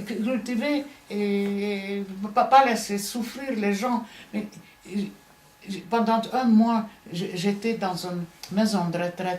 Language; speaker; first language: French; non-native, fluent; Hungarian